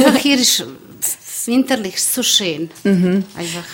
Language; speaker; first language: German; non-native, learner; Bosnian